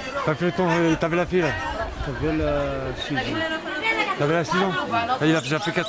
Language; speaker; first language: French; native; French